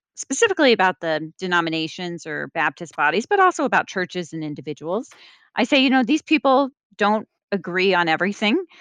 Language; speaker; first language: English; native; English